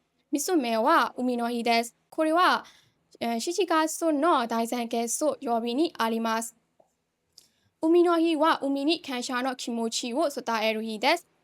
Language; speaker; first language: Japanese; non-native, learner; Burmese